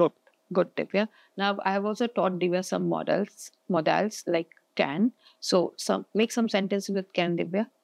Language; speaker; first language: English; non-native, fluent; Hindi